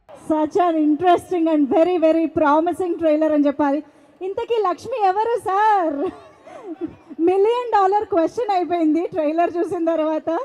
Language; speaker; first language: Telugu; native; Telugu